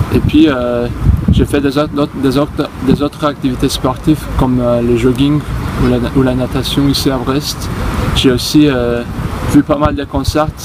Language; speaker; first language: French; non-native, fluent; Turkish